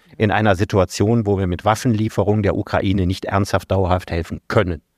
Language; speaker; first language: German; native; German